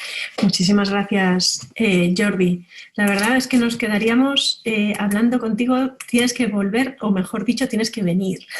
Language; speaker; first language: Spanish; native; Spanish